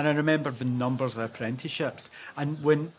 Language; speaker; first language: English; native; English